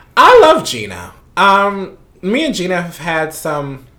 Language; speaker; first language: English; non-native, fluent; Spanish